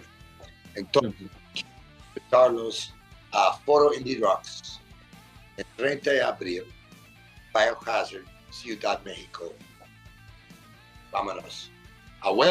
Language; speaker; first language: Spanish; non-native, learner; English